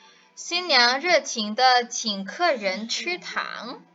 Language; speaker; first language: Chinese; non-native, fluent; Indonesian